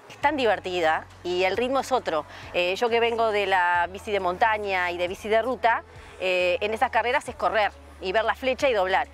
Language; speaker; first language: Spanish; native; Spanish